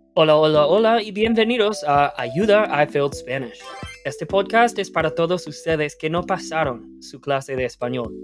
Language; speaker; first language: Spanish; non-native, fluent; English